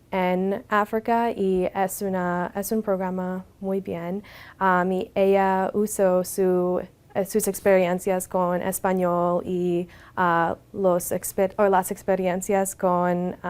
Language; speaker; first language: Spanish; non-native, learner; English